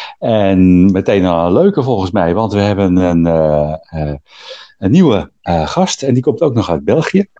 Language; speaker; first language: Dutch; native; Dutch